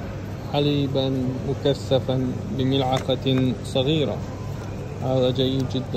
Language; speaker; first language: Arabic; non-native, fluent; Russian